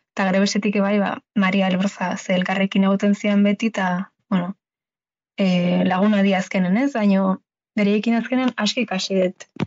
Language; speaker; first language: Basque; native; Basque